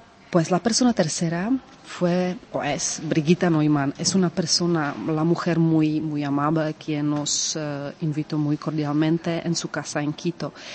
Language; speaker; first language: Spanish; non-native, fluent; Czech